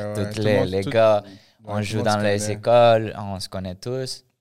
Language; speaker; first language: French; early bilingual, other home language; Spanish